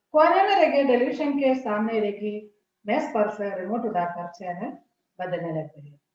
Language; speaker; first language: Hindi; non-native, local second language; Malayalam